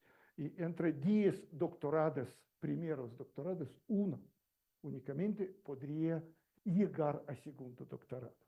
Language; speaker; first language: Spanish; non-native, learner; Russian